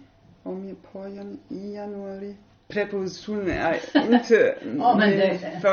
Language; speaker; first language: Swedish; non-native, learner; German